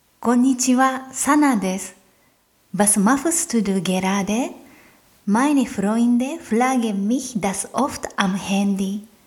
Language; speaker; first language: German; non-native, fluent; Japanese